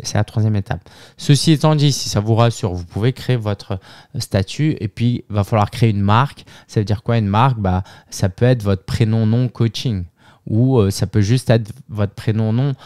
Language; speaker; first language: French; native; French